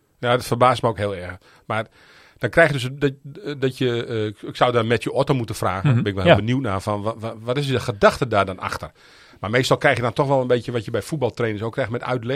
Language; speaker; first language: Dutch; native; Dutch